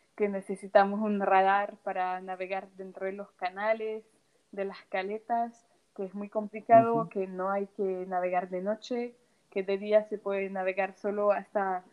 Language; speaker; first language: Spanish; non-native, fluent; French